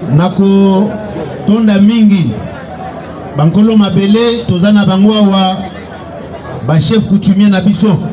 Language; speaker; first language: Lingala; non-native, local second language; Luba-Lulua